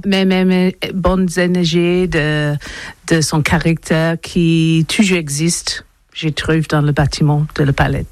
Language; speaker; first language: French; non-native, learner; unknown